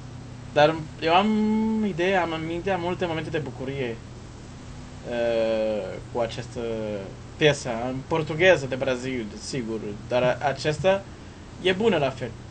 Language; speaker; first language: Romanian; non-native, learner; Portuguese